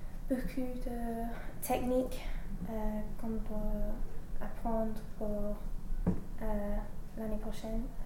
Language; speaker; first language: French; non-native, learner; English